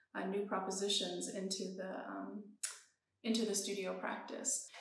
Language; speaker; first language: English; early bilingual, other home language; Persian